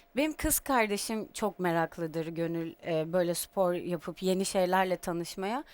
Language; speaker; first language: Turkish; native; Turkish